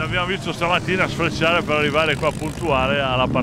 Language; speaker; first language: Italian; native; Italian